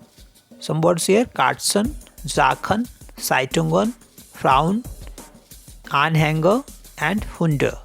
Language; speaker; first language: German; non-native, fluent; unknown